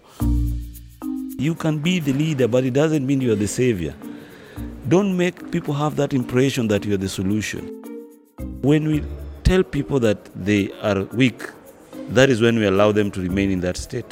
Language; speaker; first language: English; non-native, local second language; Luo (Kenya and Tanzania)